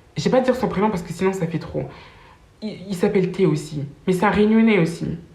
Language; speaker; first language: French; early bilingual, other home language; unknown